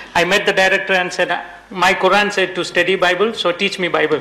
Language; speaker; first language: English; non-native, local second language; Malayalam